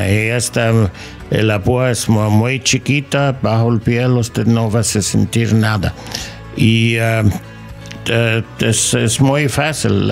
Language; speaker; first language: Spanish; non-native, learner; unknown